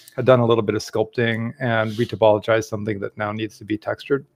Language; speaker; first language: English; native; English